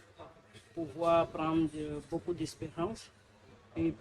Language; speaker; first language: French; non-native, learner; Portuguese